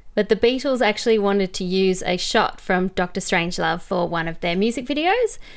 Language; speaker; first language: English; native; English